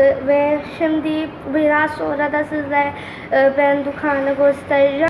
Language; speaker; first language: Turkish; non-native, learner; Urdu